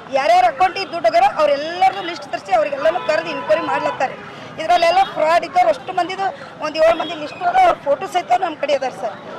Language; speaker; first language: Kannada; native; Kannada